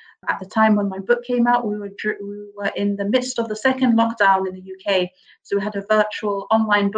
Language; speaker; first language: English; native; English